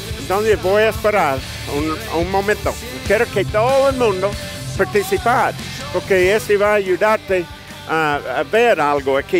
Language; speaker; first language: Spanish; early bilingual, heritage; Spanish